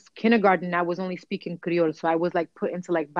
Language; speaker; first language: English; early bilingual, other home language; Kabuverdianu